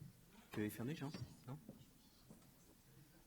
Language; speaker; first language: French; native; French